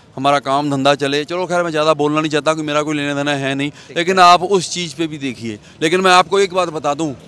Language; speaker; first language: Hindi; native; Hindi